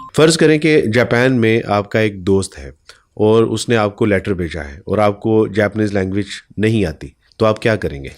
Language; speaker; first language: Urdu; native; Urdu